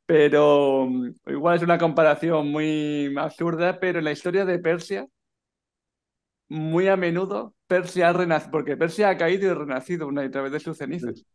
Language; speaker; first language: Spanish; native; Spanish